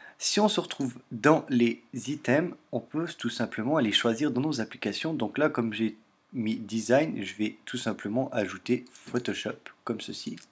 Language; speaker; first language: French; native; French